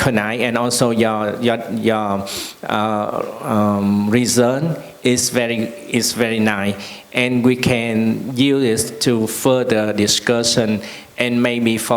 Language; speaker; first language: English; non-native, learner; Vietnamese